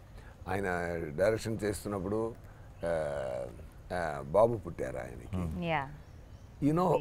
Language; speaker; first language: Telugu; non-native, fluent; Tamil